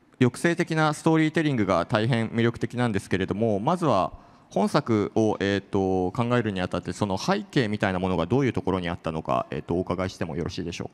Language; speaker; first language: Japanese; native; Japanese